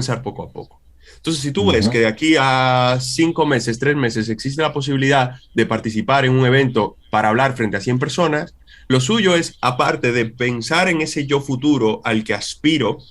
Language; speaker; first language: Spanish; native; Spanish